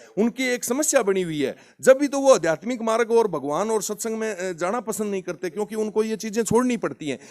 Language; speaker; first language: Hindi; native; Hindi